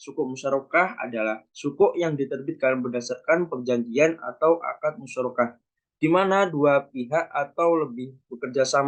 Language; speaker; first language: Indonesian; native; Indonesian